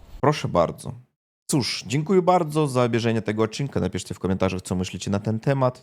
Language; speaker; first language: Polish; non-native, fluent; Russian